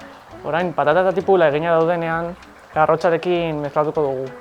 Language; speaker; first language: Basque; non-native, local second language; Spanish